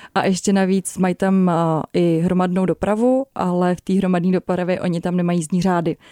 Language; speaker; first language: Czech; native; Czech